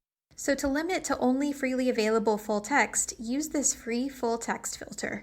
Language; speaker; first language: English; native; English